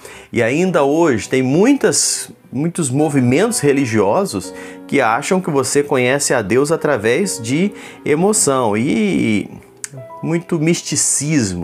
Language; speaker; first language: Portuguese; native; Portuguese